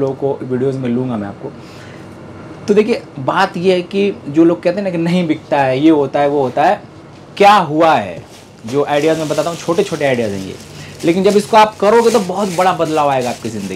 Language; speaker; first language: Hindi; native; Hindi